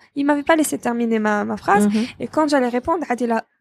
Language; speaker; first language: French; non-native, local second language; Arabic